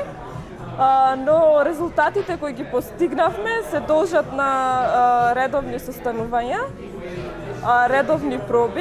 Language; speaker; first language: Macedonian; non-native, local second language; Albanian